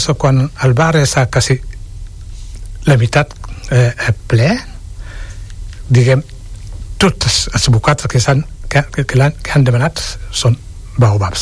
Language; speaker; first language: Catalan; non-native, fluent; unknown